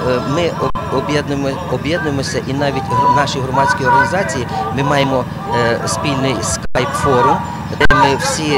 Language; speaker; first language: Ukrainian; native; Ukrainian